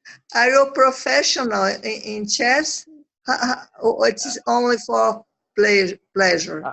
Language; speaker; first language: English; non-native, learner; Portuguese